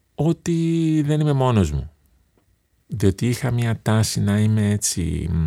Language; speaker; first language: Greek; native; Greek